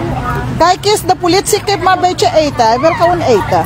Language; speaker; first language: Dutch; non-native, learner; Filipino